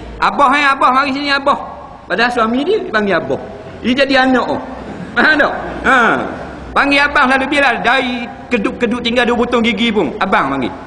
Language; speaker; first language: Malay; native; Malay